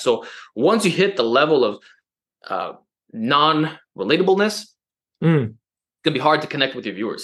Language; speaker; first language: English; native; English